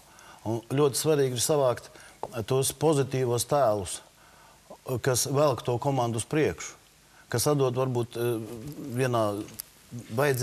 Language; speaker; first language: Latvian; native; Latvian